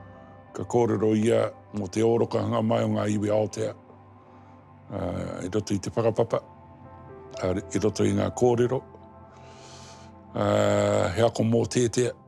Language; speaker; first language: Māori; non-native, local second language; English